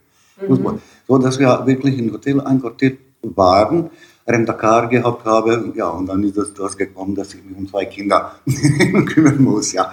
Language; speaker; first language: German; non-native, learner; Bosnian